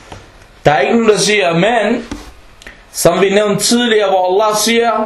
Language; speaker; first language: Danish; early bilingual, other home language; Arabic